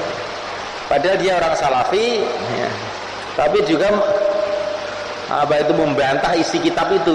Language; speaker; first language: Indonesian; native; Indonesian